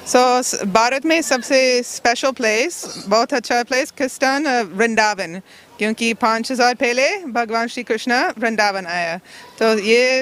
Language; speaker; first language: Hindi; non-native, fluent; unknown